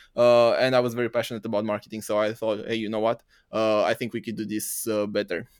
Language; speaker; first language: English; non-native, fluent; Romanian